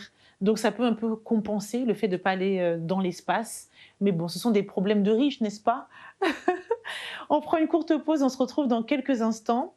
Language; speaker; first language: French; native; French